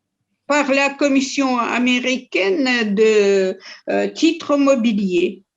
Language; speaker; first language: French; non-native, fluent; Russian